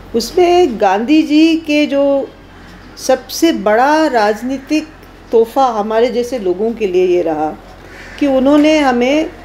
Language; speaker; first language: Hindi; native; Hindi